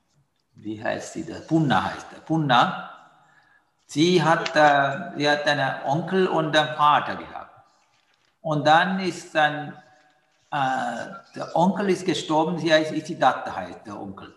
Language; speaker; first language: German; non-native, fluent; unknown